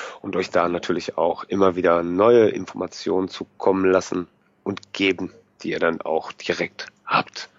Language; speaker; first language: German; native; German